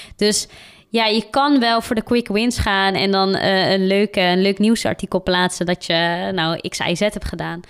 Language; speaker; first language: Dutch; early bilingual, other home language; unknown